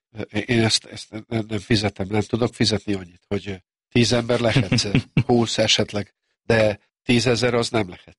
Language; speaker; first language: Hungarian; non-native, local second language; Serbian